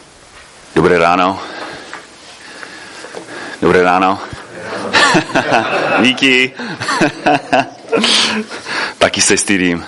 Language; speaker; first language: Czech; non-native, fluent; English